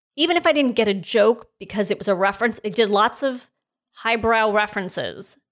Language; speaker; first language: English; native; English